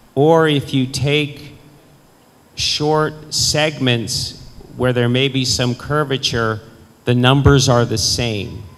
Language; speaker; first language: English; native; English